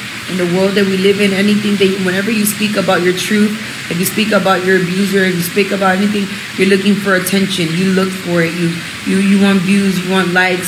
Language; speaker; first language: English; early bilingual, other home language; Spanish